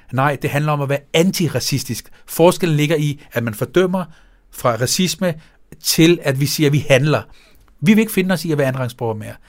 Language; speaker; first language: Danish; early bilingual, other home language; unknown